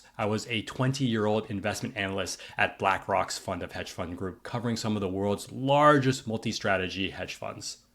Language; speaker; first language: English; native; English